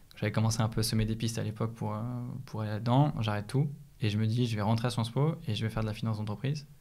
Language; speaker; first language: French; native; French